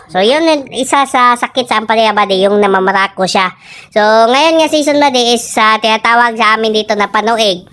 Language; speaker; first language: Filipino; non-native, local second language; Cebuano